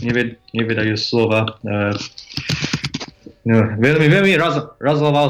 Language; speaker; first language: Belarusian; non-native, learner; Japanese